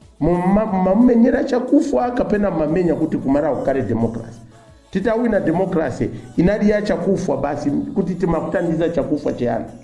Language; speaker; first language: Nyanja; non-native, local second language; Tumbuka